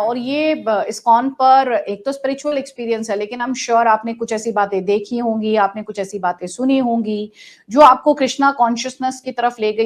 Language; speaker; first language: Hindi; native; Hindi